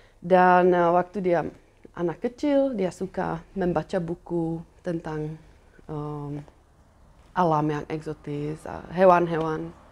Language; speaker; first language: Indonesian; non-native, fluent; Czech